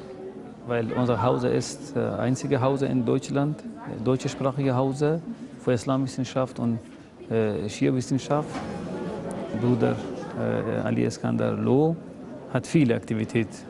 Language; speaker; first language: German; non-native, fluent; Persian